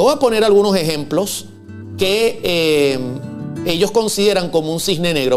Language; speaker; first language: Spanish; native; Spanish